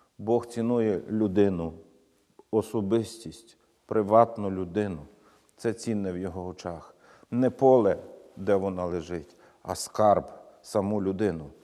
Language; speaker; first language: Ukrainian; native; Ukrainian